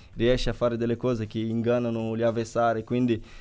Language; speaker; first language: Italian; non-native, fluent; Portuguese